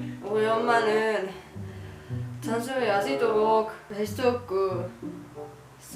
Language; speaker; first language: Korean; non-native, learner; Finnish